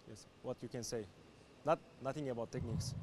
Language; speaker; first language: English; non-native, learner; Turkish